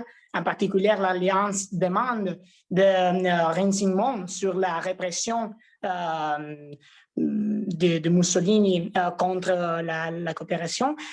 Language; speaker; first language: French; non-native, fluent; Italian